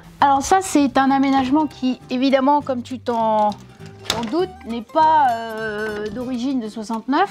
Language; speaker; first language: French; native; French